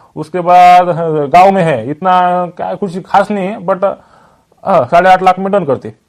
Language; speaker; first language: Hindi; non-native, local second language; Marathi